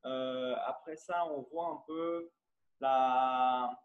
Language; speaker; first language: French; non-native, fluent; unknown